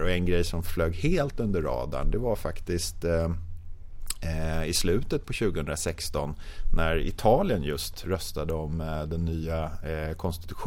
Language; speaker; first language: Swedish; native; Swedish